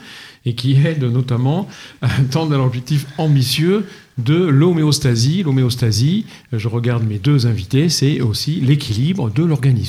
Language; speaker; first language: French; native; French